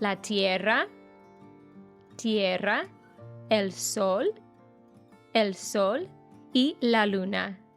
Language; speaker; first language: Spanish; non-native, fluent; English